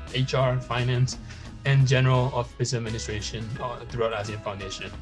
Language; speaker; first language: English; non-native, fluent; Burmese